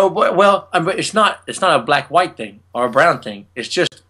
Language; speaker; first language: English; native; English